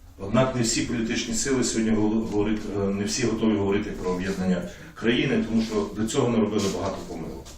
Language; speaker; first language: Ukrainian; native; Ukrainian